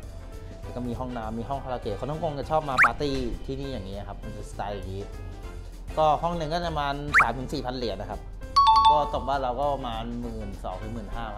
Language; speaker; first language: Thai; native; Thai